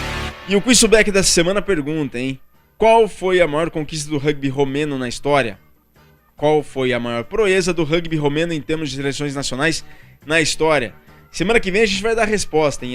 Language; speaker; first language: Portuguese; native; Portuguese